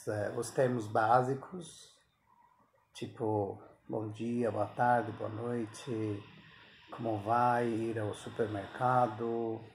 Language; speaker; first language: Portuguese; non-native, fluent; Persian